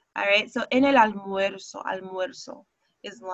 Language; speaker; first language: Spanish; non-native, fluent; English